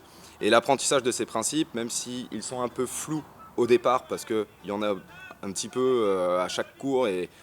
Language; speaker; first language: French; native; French